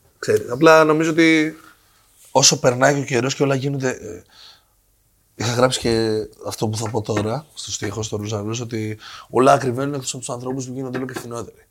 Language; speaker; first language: Greek; native; Greek